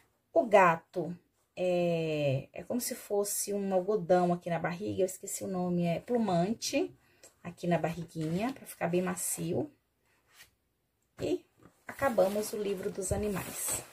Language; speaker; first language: Portuguese; native; Portuguese